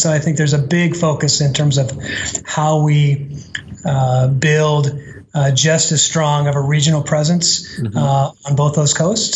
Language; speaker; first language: English; native; English